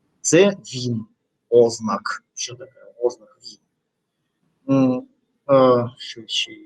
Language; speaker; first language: Ukrainian; non-native, fluent; Russian